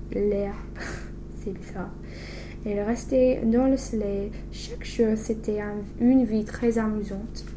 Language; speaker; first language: French; non-native, learner; English